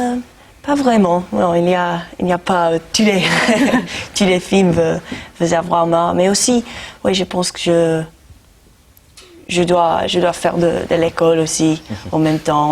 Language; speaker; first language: French; non-native, fluent; English